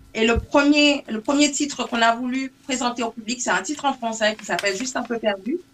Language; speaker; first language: French; non-native, local second language; English